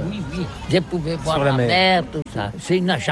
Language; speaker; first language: French; non-native, learner; Catalan